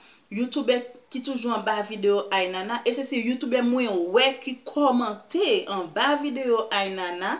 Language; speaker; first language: French; non-native, local second language; Haitian Creole